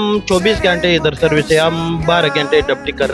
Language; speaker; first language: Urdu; non-native, local second language; Pashto